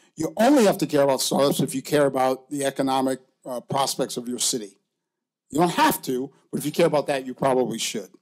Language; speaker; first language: English; native; English